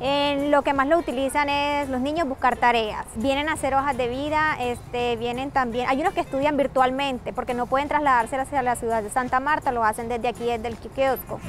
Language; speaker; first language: Spanish; native; Spanish